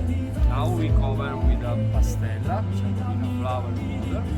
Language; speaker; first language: English; non-native, learner; Italian